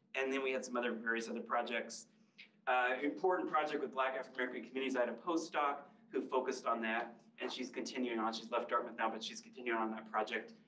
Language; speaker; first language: English; native; English